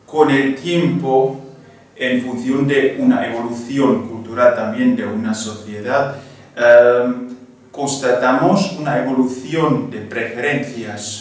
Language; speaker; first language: Spanish; non-native, fluent; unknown